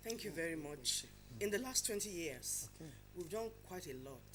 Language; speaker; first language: English; non-native, local second language; Yoruba